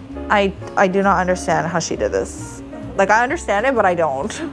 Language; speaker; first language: English; early bilingual, other home language; Korean